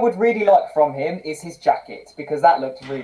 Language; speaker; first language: English; native; English